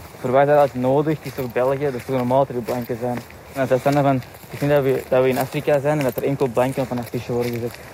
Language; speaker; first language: Dutch; native; Dutch